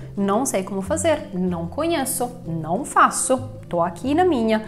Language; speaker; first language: Portuguese; non-native, fluent; Italian